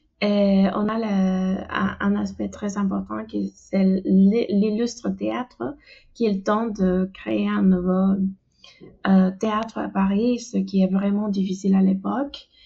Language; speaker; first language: French; non-native, fluent; Spanish